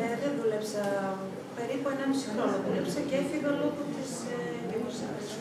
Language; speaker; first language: Greek; early bilingual, other home language; Russian